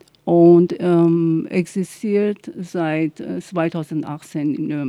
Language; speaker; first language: German; non-native, fluent; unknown